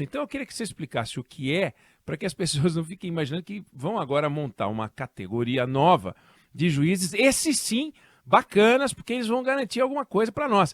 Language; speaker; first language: Portuguese; native; Portuguese